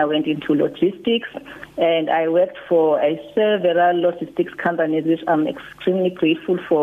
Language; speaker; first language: English; non-native, local second language; Xhosa